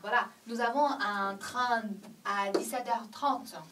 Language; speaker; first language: French; non-native, learner; Chinese